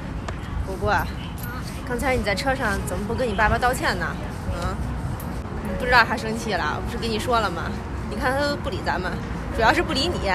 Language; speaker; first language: Chinese; native; Chinese